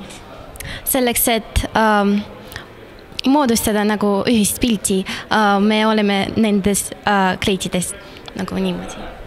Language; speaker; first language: Estonian; non-native, local second language; Russian